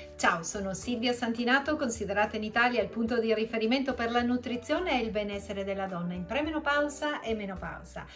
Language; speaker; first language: Italian; early bilingual, other home language; Spanish